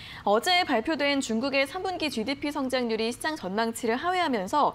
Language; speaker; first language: Korean; native; Korean